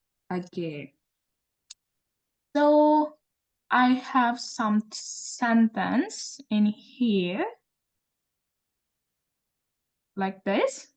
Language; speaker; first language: English; non-native, learner; Indonesian